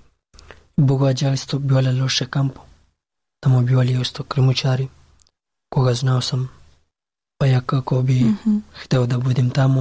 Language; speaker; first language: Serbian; non-native, learner; Pashto